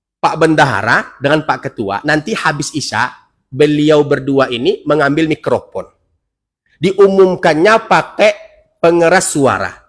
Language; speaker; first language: Indonesian; non-native, local second language; Minangkabau